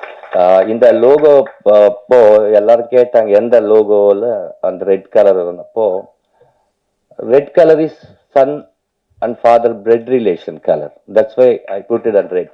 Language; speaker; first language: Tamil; non-native, learner; Telugu